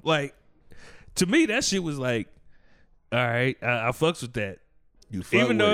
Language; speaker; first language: English; native; English